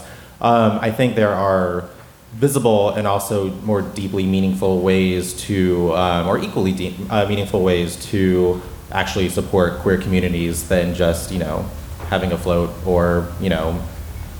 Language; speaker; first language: English; native; English